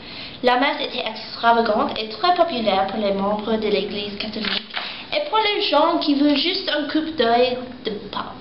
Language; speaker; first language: French; non-native, learner; English